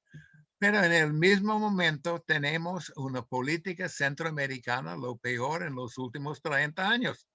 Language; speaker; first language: Spanish; non-native, fluent; English